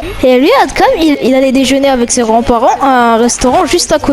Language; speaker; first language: French; native; French